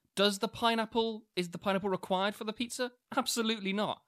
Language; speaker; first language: English; native; English